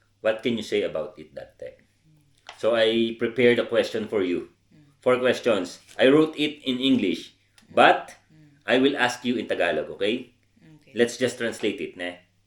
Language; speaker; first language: English; non-native, local second language; Filipino